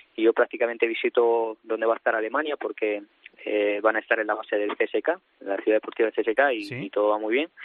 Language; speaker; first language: Spanish; native; Spanish